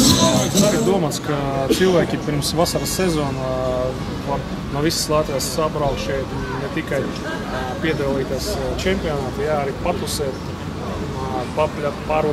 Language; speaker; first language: Latvian; native; Latvian